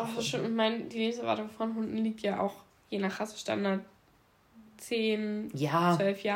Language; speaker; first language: German; native; German